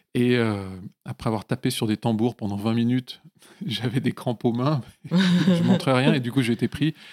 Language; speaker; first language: French; native; French